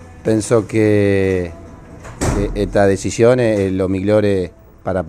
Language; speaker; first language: Italian; non-native, learner; Spanish